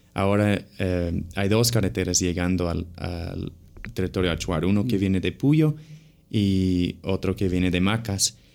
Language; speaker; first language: Spanish; non-native, fluent; English